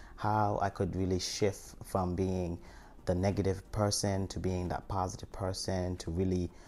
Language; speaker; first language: English; early bilingual, other home language; Haitian Creole